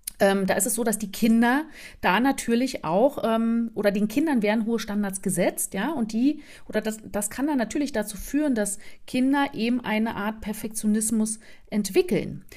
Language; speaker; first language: German; native; German